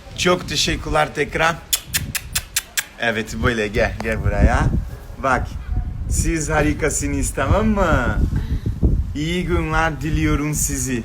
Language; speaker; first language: Turkish; non-native, learner; Portuguese